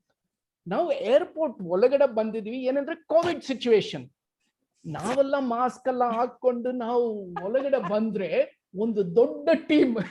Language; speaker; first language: Kannada; non-native, local second language; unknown